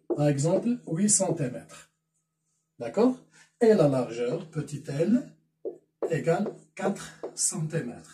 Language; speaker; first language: French; non-native, local second language; Arabic